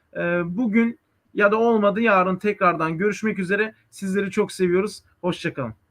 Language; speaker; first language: Turkish; native; Turkish